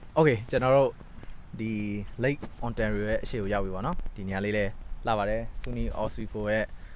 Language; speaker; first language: Burmese; native; Burmese